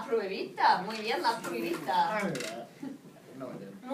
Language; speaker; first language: Spanish; non-native, fluent; English